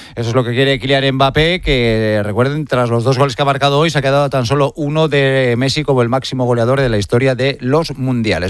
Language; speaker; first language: Spanish; native; Spanish